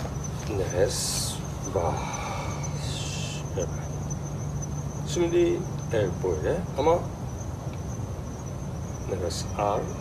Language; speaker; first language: Turkish; non-native, learner; Japanese